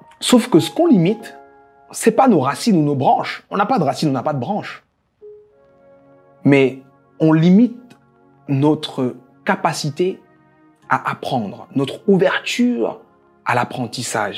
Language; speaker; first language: French; native; French